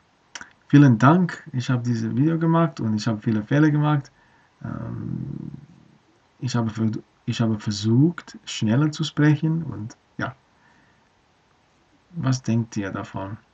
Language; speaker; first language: German; non-native, learner; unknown